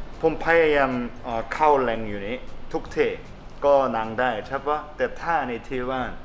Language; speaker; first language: Thai; non-native, learner; Korean